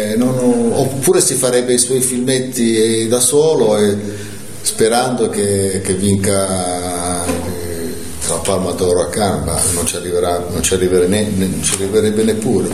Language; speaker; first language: Italian; native; Italian